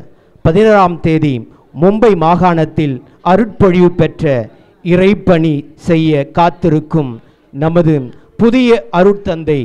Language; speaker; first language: Tamil; native; Tamil